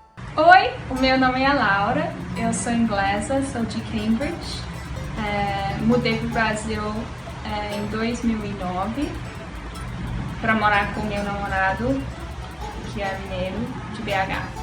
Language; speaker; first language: Portuguese; non-native, fluent; English